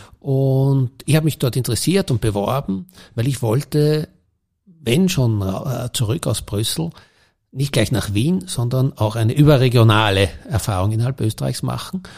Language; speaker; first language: German; native; German